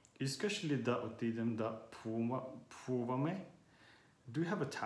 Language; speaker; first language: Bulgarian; non-native, learner; Finnish